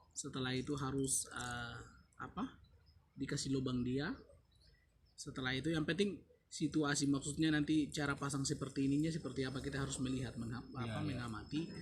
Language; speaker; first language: Indonesian; non-native, local second language; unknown